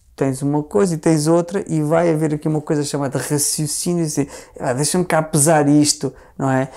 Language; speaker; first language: Portuguese; native; Portuguese